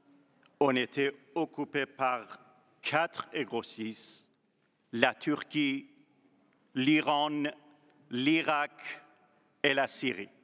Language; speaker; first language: French; non-native, learner; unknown